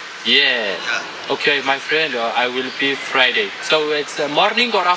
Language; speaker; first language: English; non-native, fluent; Somali